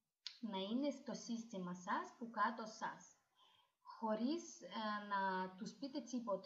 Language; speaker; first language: Greek; non-native, learner; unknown